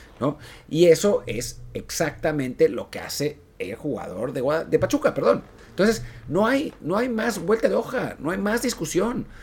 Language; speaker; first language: Spanish; native; Spanish